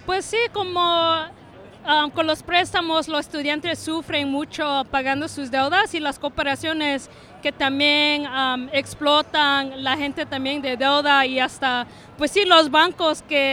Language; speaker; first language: Spanish; early bilingual, heritage; Spanish